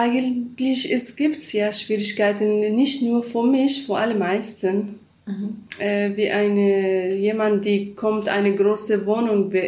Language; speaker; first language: German; non-native, learner; Kurdish